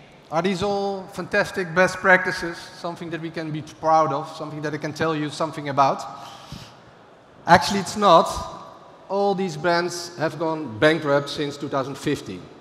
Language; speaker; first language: English; non-native, fluent; Dutch